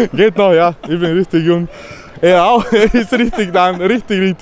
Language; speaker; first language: German; non-native, learner; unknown